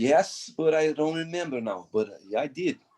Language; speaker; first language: English; non-native, fluent; Portuguese